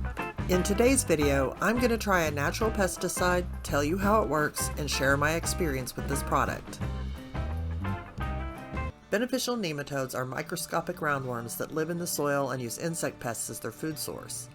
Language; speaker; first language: English; native; English